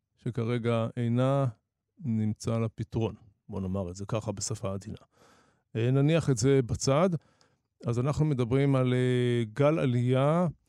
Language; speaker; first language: Hebrew; native; Hebrew